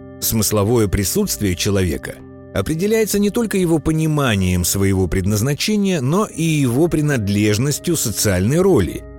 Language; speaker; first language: Russian; native; Russian